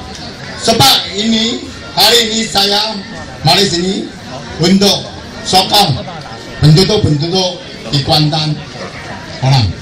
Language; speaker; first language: Indonesian; non-native, local second language; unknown